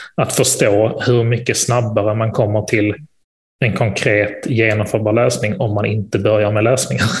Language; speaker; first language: Swedish; native; Swedish